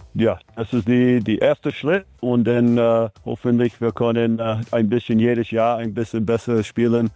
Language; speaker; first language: German; non-native, fluent; English